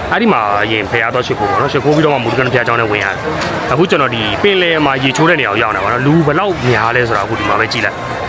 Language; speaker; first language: Burmese; non-native, local second language; Tamil